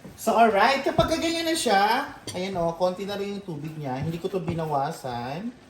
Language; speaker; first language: Filipino; non-native, local second language; Cebuano